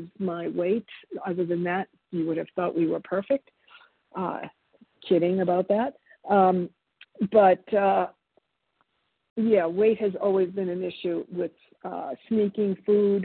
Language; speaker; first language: English; early bilingual, other home language; Italian